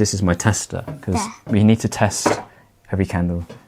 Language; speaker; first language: English; native; English